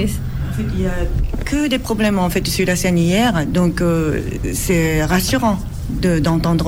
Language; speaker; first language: French; non-native, fluent; Japanese